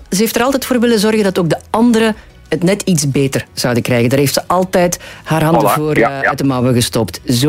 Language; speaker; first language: Dutch; native; Dutch